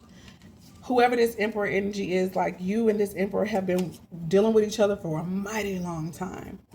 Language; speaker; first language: English; native; English